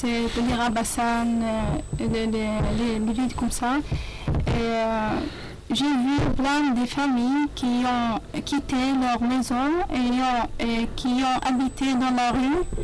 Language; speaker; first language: French; non-native, learner; Arabic